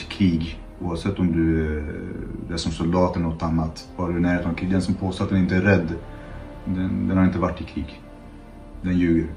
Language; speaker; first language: Swedish; non-native, fluent; Kurdish